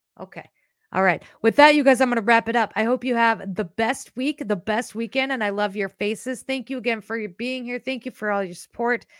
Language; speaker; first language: English; native; English